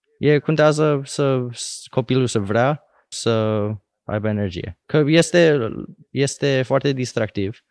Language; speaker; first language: Romanian; early bilingual, heritage; Romanian